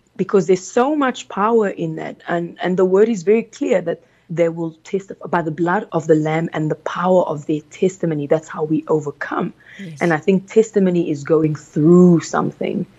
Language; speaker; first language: English; early bilingual, other home language; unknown